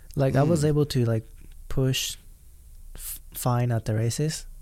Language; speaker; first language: English; non-native, fluent; Japanese